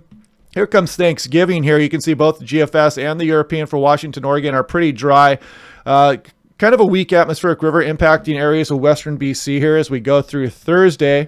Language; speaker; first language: English; native; English